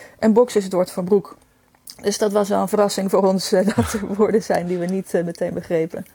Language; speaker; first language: Dutch; native; Dutch